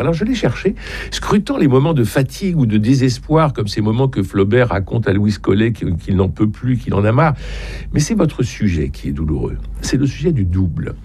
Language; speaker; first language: French; native; French